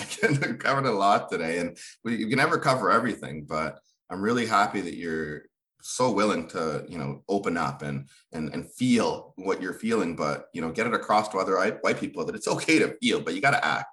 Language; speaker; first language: English; early bilingual, other home language; Swahili